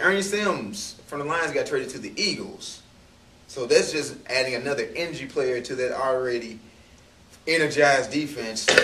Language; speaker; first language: English; native; English